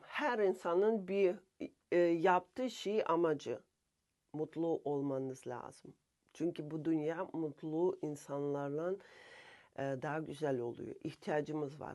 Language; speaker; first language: Turkish; non-native, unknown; Russian